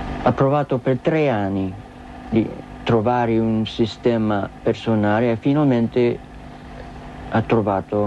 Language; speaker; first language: Italian; non-native, learner; English